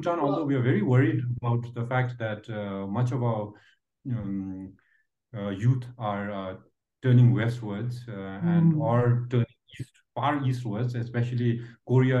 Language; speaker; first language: English; non-native, fluent; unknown